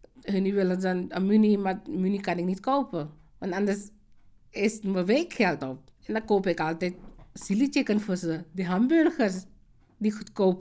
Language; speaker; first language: Dutch; non-native, fluent; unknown